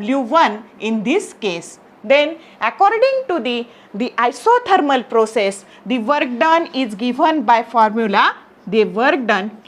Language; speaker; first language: English; non-native, local second language; Marathi